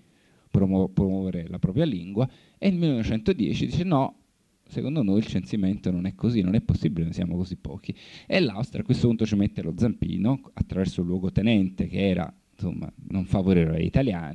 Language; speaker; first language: Italian; native; Italian